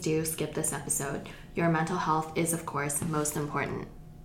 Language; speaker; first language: English; non-native, local second language; Cantonese